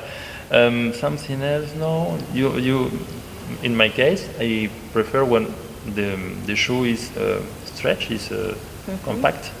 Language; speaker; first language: English; non-native, learner; Spanish